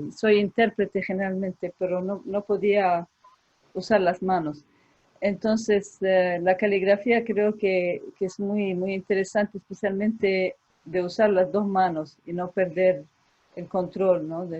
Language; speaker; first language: Spanish; early bilingual, heritage; Spanish